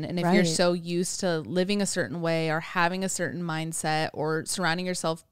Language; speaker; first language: English; native; English